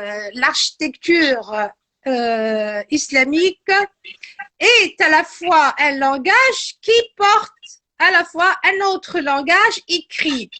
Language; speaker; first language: French; non-native, local second language; Arabic